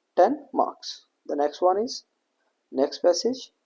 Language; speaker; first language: English; non-native, local second language; Punjabi